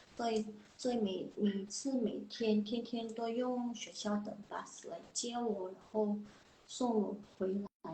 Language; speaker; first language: Chinese; non-native, fluent; Indonesian